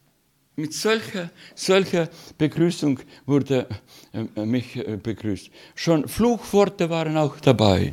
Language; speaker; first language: German; non-native, fluent; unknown